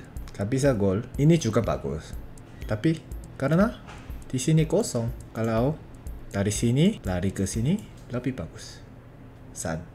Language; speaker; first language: Indonesian; non-native, fluent; Korean